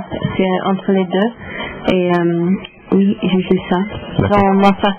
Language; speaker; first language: French; non-native, learner; English